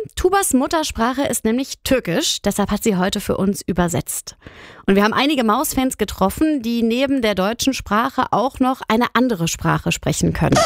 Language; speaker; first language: German; native; German